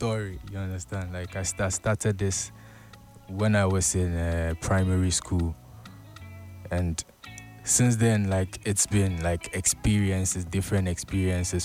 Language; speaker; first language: English; non-native, local second language; Akan